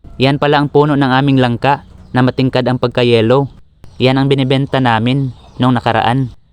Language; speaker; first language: Filipino; non-native, local second language; Cebuano